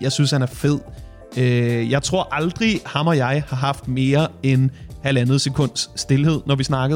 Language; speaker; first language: Danish; native; Danish